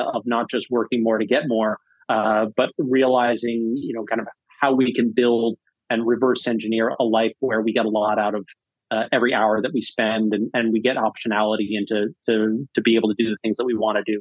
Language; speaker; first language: English; native; English